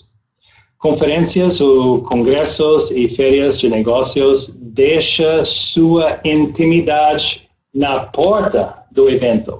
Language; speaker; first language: Portuguese; non-native, learner; English